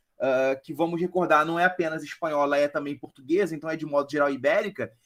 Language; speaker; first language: Portuguese; native; Portuguese